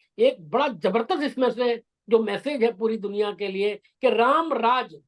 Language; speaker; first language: Hindi; native; Hindi